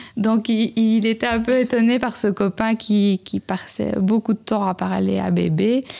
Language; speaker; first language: French; native; French